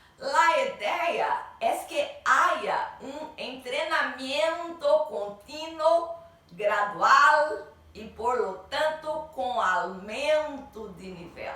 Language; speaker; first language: Spanish; non-native, learner; Portuguese